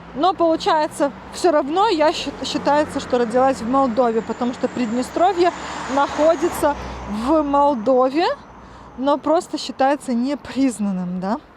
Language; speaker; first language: Russian; native; Russian